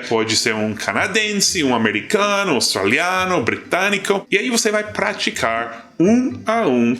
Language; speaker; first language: Portuguese; non-native, fluent; English